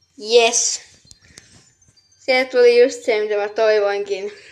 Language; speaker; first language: Finnish; native; Finnish